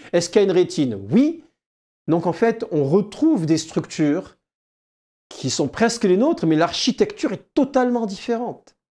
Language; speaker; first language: French; native; French